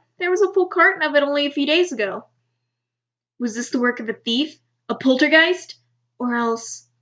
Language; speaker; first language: English; native; English